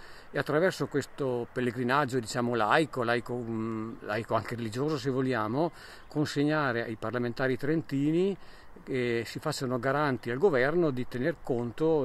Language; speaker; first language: Italian; native; Italian